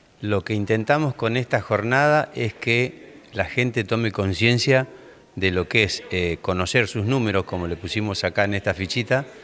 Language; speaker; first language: Spanish; native; Spanish